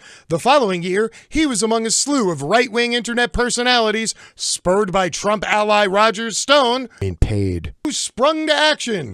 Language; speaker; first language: English; native; English